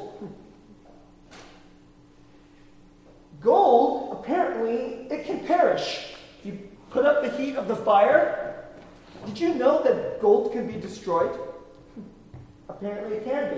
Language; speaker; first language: English; native; English